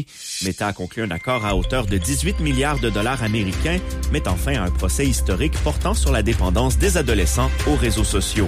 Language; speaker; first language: French; native; French